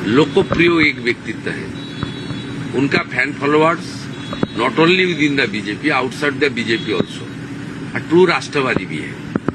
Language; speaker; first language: Hindi; non-native, local second language; Bangla